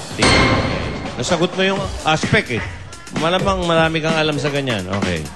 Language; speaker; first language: Filipino; native; Filipino